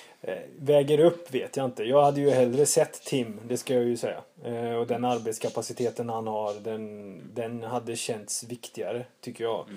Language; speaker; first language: Swedish; native; Swedish